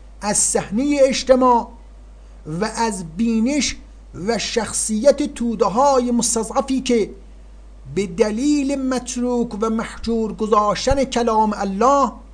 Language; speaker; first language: Persian; native; Persian